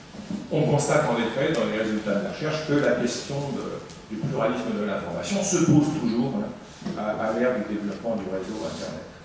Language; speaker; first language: French; native; French